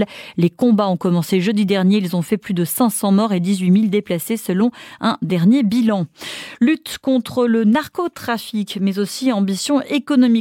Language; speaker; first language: French; native; French